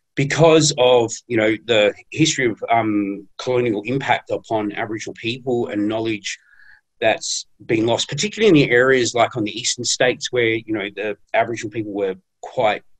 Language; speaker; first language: English; native; English